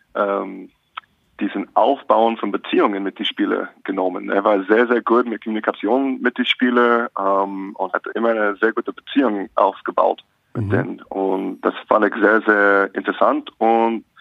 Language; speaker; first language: German; non-native, learner; English